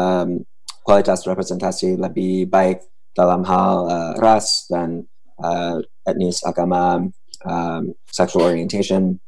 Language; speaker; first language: Indonesian; non-native, fluent; English